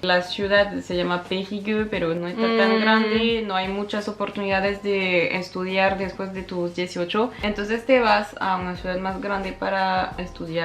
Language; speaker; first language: Spanish; non-native, fluent; French